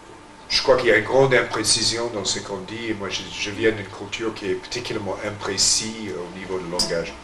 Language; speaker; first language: French; non-native, fluent; English